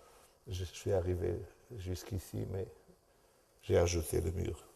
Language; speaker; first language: French; non-native, fluent; Portuguese